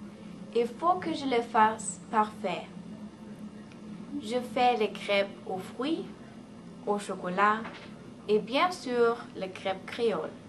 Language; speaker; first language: French; non-native, learner; English